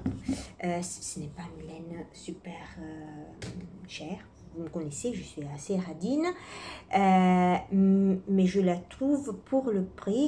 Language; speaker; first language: French; non-native, fluent; Italian